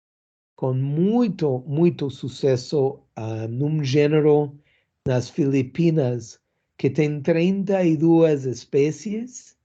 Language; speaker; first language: Portuguese; non-native, learner; English